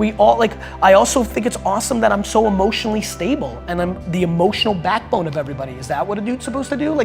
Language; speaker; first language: English; early bilingual, other home language; Russian